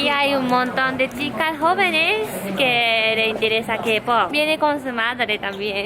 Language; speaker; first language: Spanish; non-native, fluent; Japanese